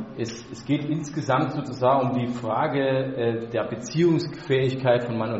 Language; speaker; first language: German; native; German